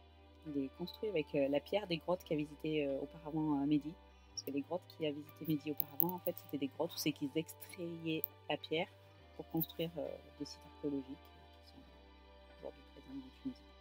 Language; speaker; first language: French; native; French